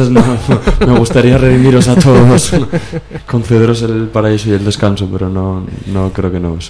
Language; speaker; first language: Spanish; native; Spanish